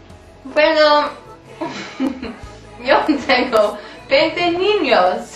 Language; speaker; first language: Spanish; non-native, learner; English